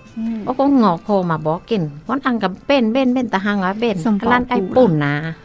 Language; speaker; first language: Min Nan Chinese; non-native, learner; Northeastern Thai